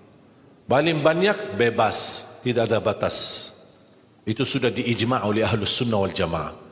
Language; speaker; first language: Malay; non-native, fluent; Arabic